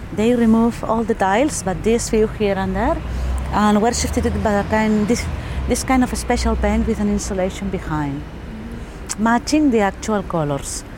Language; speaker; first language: English; non-native, fluent; German